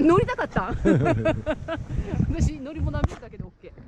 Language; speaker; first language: Japanese; native; Japanese